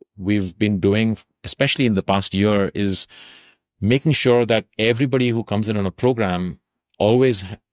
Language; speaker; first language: English; non-native, local second language; Tamil